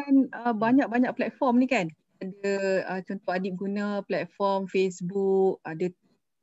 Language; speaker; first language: Malay; native; Malay